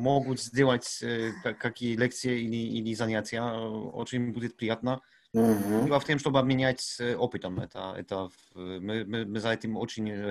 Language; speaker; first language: Russian; non-native, learner; Polish